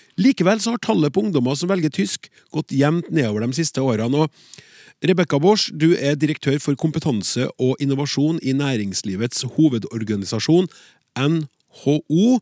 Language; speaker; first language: Norwegian; native; Norwegian